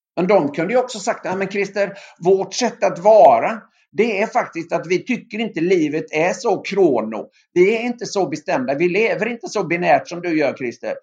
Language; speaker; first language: Swedish; native; Swedish